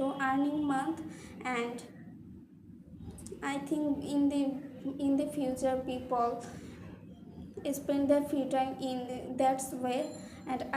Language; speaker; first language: English; non-native, learner; Bangla